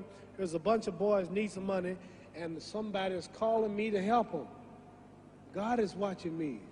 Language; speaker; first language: English; native; English